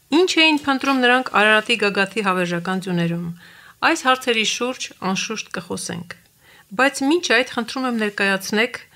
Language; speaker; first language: Armenian; native; Armenian